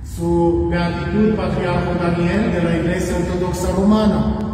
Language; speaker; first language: Spanish; non-native, learner; Romanian